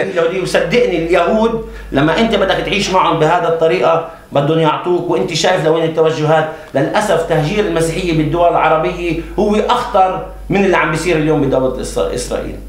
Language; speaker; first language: Arabic; native; Arabic